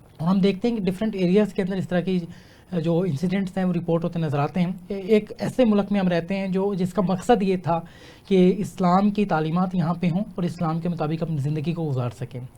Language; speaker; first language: Urdu; native; Urdu